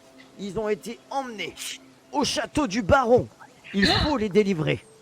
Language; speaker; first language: French; native; French